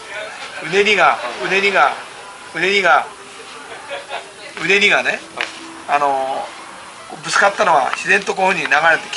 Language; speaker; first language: Japanese; native; Japanese